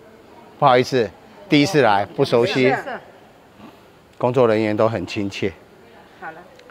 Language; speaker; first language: Chinese; native; Chinese